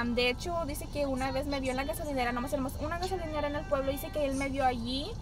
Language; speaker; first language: Spanish; early bilingual, heritage; Spanish